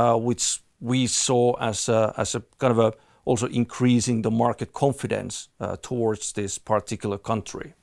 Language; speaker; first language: English; non-native, fluent; Finnish